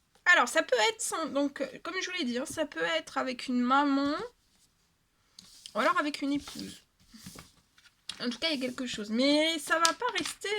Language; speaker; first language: French; native; French